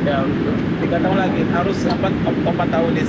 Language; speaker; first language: Indonesian; non-native, learner; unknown